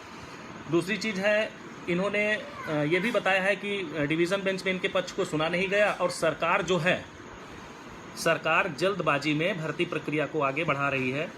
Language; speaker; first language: Hindi; native; Hindi